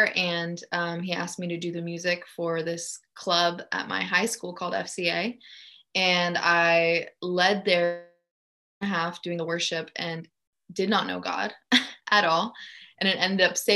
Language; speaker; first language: English; early bilingual, other home language; German